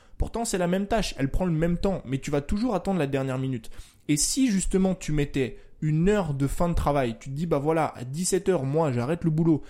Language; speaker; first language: French; native; French